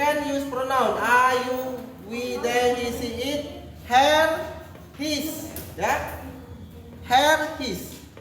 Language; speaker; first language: English; non-native, learner; Indonesian